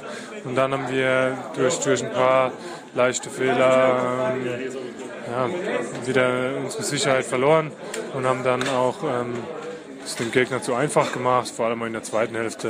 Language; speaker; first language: German; native; German